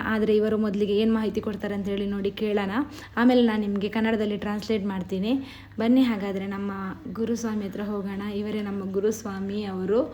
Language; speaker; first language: Kannada; non-native, local second language; Tulu